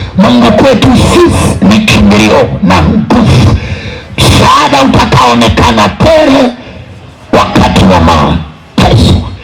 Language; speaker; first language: Swahili; native; Swahili